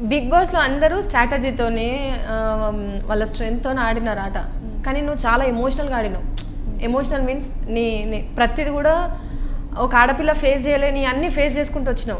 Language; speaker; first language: Telugu; native; Telugu